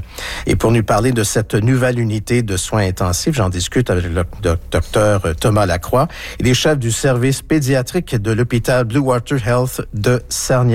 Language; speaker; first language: French; native; French